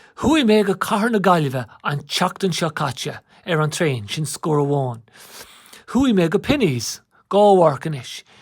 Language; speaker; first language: Irish; native; Irish